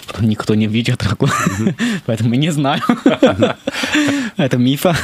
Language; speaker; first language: Russian; non-native, fluent; Chinese